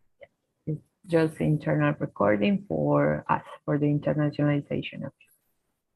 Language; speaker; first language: English; non-native, fluent; Spanish